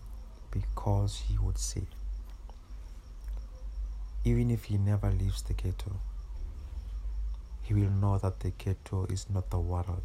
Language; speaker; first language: English; non-native, local second language; Northern Sotho